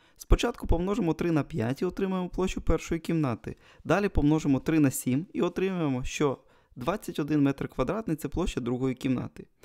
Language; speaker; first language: Ukrainian; non-native, local second language; Russian